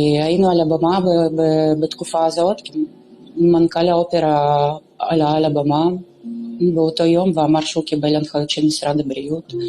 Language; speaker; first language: Hebrew; non-native, local second language; Romanian